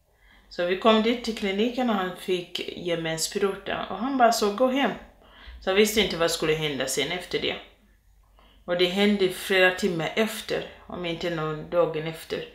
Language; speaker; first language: Swedish; non-native, fluent; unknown